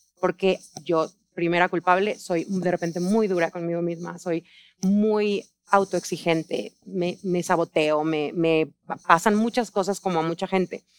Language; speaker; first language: Spanish; native; Spanish